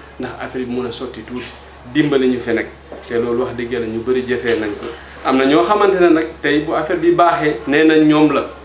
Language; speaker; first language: Wolof; non-native, local second language; Fula